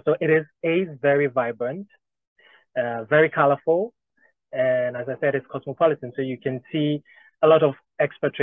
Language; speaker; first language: English; non-native, local second language; Ga